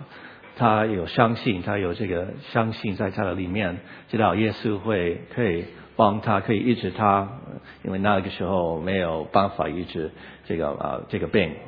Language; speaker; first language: Chinese; non-native, learner; English